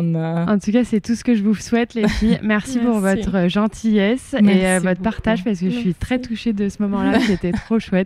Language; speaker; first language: French; native; French